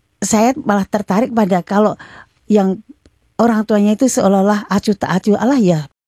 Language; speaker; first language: Indonesian; native; Indonesian